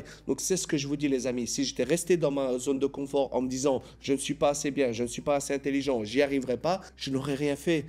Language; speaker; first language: French; native; French